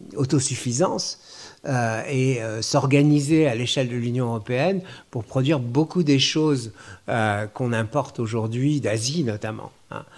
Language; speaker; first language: French; native; French